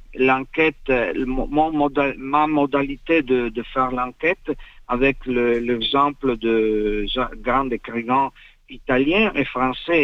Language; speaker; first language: French; non-native, fluent; Italian